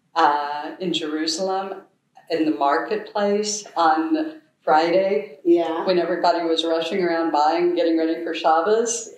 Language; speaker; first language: English; native; English